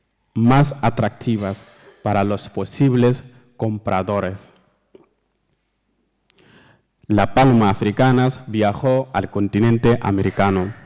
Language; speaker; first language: Spanish; non-native, learner; Fula